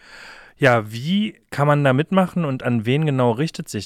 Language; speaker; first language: German; native; German